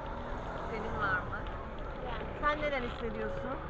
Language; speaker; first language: Turkish; native; Turkish